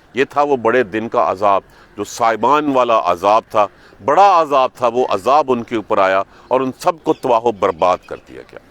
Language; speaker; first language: Urdu; non-native, local second language; Punjabi